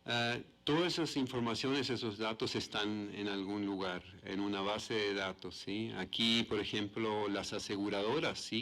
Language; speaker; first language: Spanish; non-native, fluent; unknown